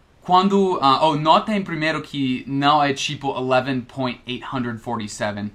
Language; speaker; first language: Portuguese; non-native, fluent; English